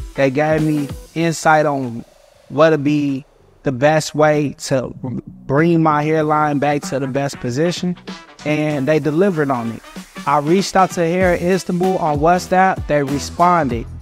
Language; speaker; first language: English; native; English